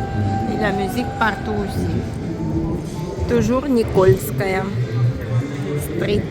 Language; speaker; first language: French; non-native, learner; Russian